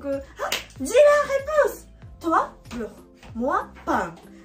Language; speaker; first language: French; non-native, learner; Japanese